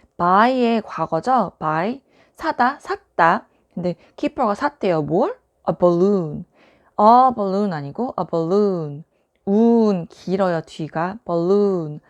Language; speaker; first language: Korean; native; Korean